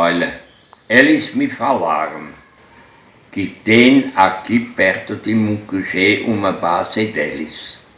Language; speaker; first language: Portuguese; non-native, fluent; German